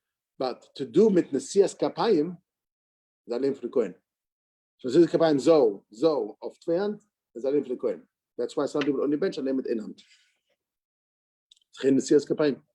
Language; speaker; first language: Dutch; non-native, learner; English